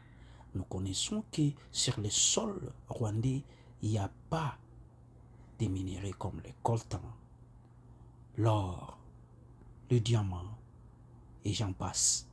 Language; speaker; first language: French; non-native, local second language; Kinyarwanda